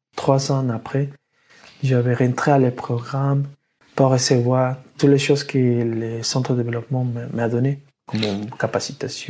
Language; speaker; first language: French; non-native, learner; Spanish